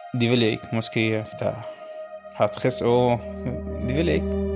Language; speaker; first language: Norwegian; non-native, learner; Arabic